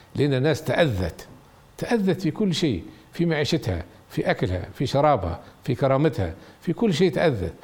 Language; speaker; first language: Arabic; native; Arabic